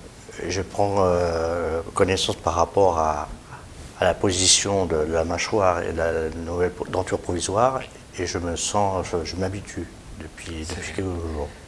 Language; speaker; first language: French; native; French